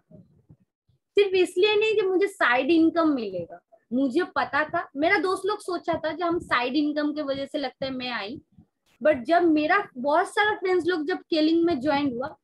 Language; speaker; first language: Hindi; non-native, local second language; Bangla